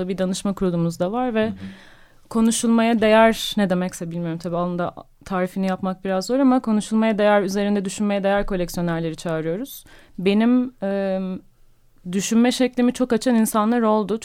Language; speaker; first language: Turkish; native; Turkish